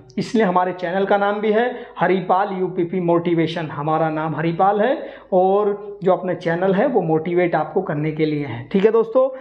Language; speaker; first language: Hindi; native; Hindi